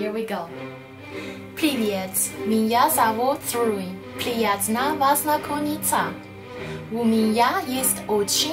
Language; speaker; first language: Russian; non-native, learner; Chinese